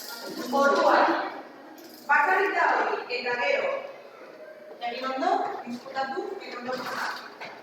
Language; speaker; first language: Basque; non-native, local second language; Spanish